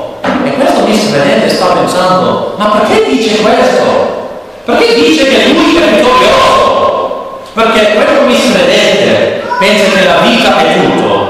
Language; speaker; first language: Italian; non-native, learner; English